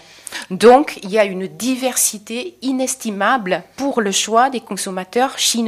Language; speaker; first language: French; non-native, fluent; Chinese